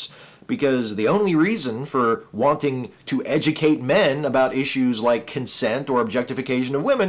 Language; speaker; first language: English; native; English